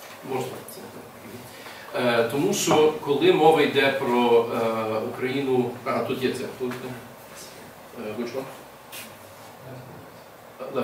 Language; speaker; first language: Ukrainian; early bilingual, heritage; English